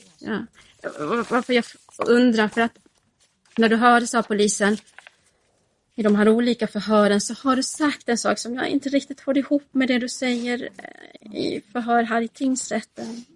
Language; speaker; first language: Swedish; native; Swedish